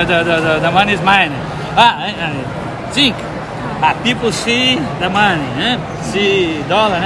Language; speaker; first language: English; non-native, learner; Portuguese